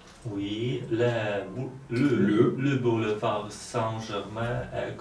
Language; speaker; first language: French; non-native, learner; Polish